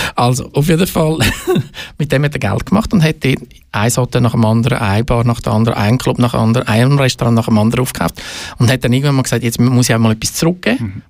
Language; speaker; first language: German; native; German